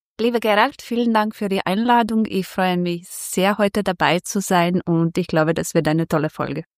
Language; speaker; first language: German; non-native, fluent; Bosnian